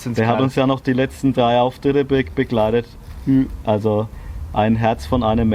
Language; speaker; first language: German; native; German